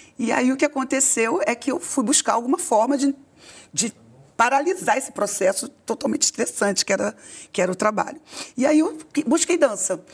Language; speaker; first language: Portuguese; native; Portuguese